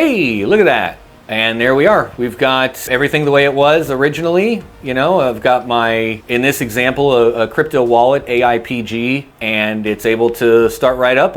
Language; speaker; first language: English; native; English